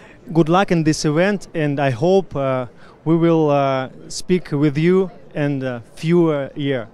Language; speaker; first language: English; non-native, learner; Russian